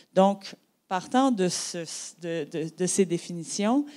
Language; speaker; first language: French; native; French